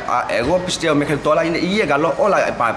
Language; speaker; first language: Greek; non-native, learner; Chinese